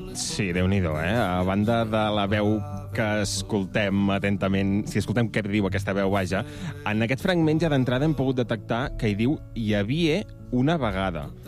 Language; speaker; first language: Catalan; native; Catalan